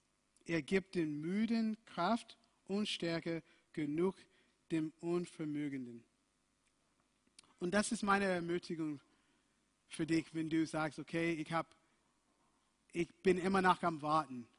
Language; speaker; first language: German; non-native, fluent; English